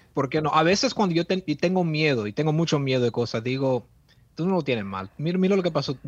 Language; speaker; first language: Spanish; early bilingual, heritage; Spanish